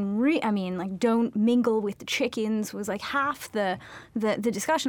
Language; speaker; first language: English; non-native, fluent; Yiddish